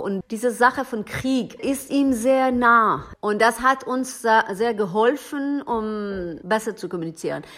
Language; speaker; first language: German; non-native, learner; Persian